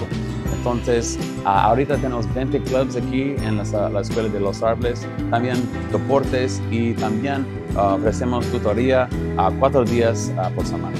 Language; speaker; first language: Spanish; non-native, fluent; English